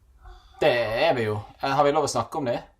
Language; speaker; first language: Norwegian; native; Norwegian